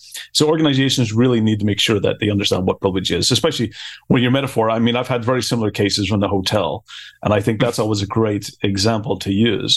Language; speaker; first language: English; native; English